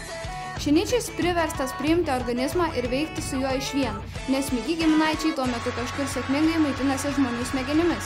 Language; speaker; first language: Lithuanian; native; Lithuanian